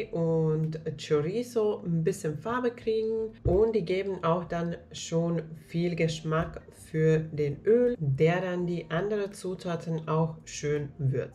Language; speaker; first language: German; non-native, fluent; Finnish